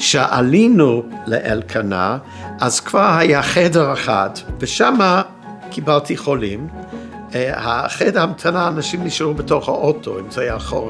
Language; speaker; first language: Hebrew; non-native, fluent; English